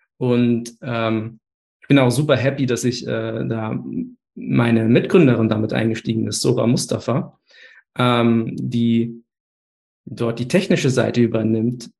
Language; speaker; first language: German; early bilingual, other home language; Turkish